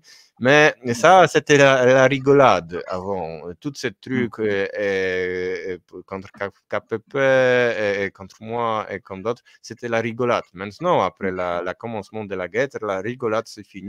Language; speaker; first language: French; non-native, fluent; Polish